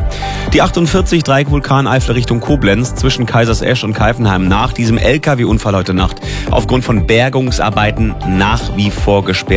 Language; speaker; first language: German; native; German